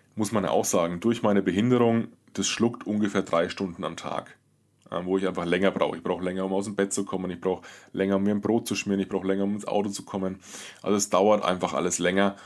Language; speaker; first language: German; native; German